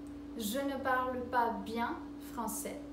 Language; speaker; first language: French; non-native, fluent; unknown